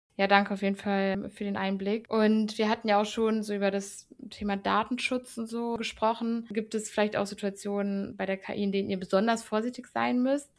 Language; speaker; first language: German; native; German